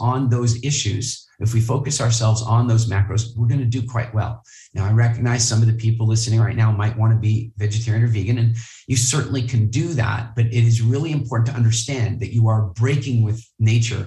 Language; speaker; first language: English; native; English